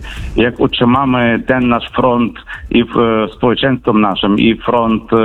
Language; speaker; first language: Polish; non-native, fluent; Ukrainian